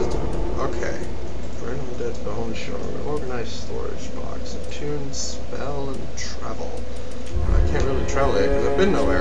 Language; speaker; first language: English; native; English